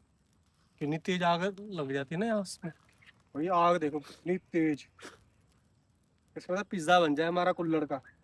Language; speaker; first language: Hindi; non-native, local second language; Punjabi